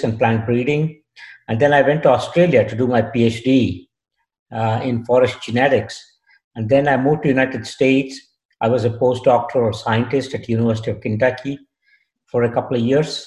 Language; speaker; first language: English; non-native, local second language; Kannada